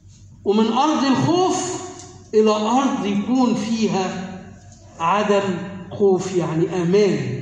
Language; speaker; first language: Arabic; native; Arabic